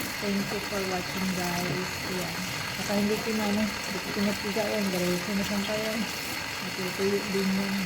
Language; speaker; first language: Filipino; native; Filipino